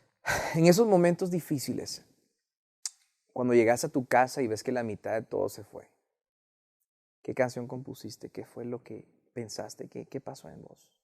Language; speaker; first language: Spanish; native; Spanish